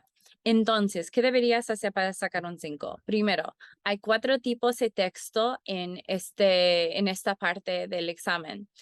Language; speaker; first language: Spanish; non-native, fluent; English